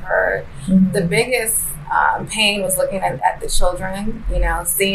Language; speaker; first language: English; native; English